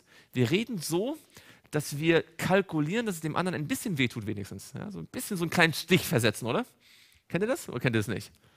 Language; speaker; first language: German; native; German